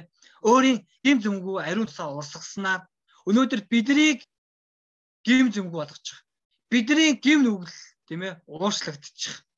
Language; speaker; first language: Mongolian; non-native, fluent; Korean